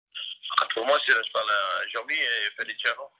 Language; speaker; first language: French; non-native, local second language; Dutch